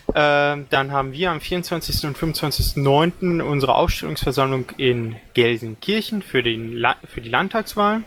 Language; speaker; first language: German; native; German